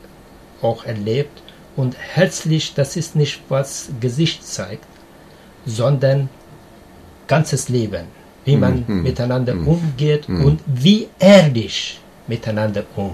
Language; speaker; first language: German; non-native, learner; Persian